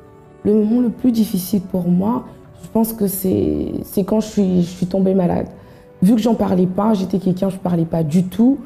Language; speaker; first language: French; native; French